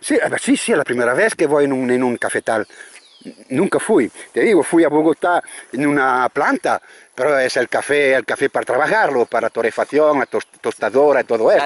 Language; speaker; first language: Spanish; non-native, learner; Italian